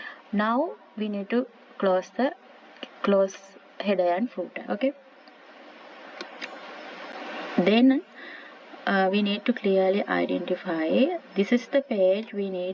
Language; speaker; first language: English; non-native, local second language; Sinhala